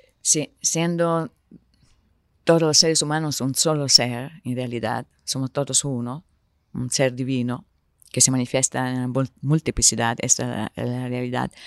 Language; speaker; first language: Spanish; non-native, fluent; Italian